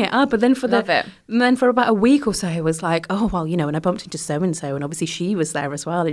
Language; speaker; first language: English; native; English